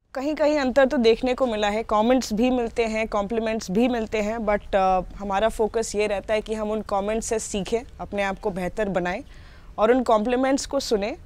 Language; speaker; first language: Hindi; native; Hindi